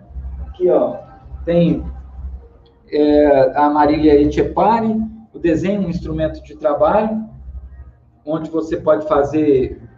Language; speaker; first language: Portuguese; native; Portuguese